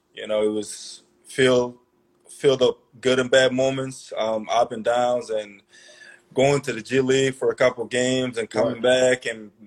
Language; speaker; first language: English; early bilingual, other home language; Portuguese